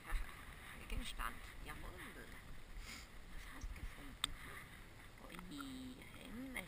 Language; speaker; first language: German; non-native, learner; Slovak